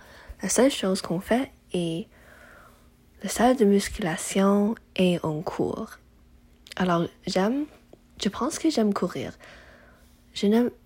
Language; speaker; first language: French; non-native, learner; English